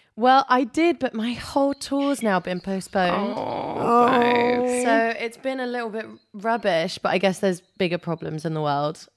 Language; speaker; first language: English; early bilingual, other home language; Albanian